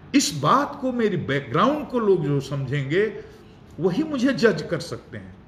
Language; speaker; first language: Hindi; native; Hindi